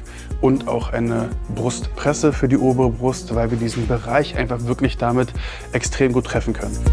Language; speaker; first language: German; native; German